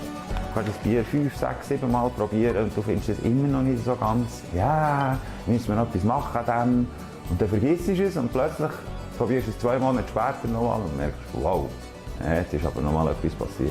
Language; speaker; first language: German; native; German